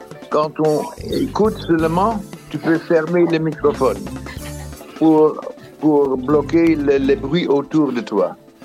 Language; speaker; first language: French; non-native, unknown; Dutch